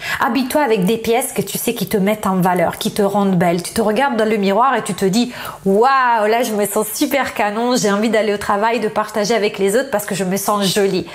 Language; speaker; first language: French; non-native, fluent; Italian